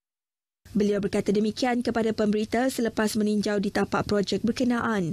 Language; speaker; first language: Malay; native; Malay